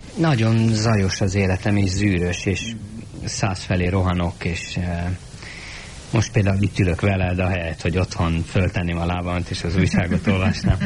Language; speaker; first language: Hungarian; native; Hungarian